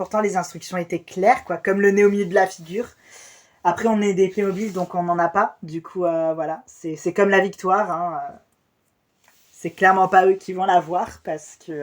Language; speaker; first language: French; native; French